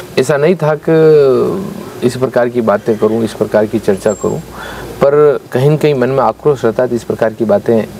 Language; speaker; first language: Hindi; native; Hindi